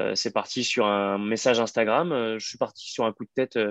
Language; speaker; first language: French; native; French